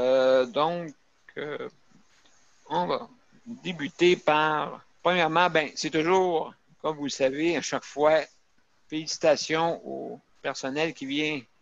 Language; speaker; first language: French; native; French